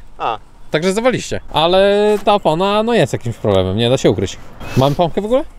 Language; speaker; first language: Polish; native; Polish